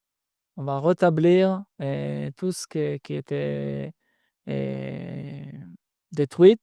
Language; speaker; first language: French; non-native, fluent; Hebrew